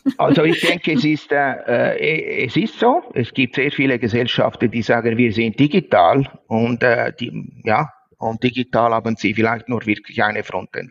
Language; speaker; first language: German; non-native, fluent; Italian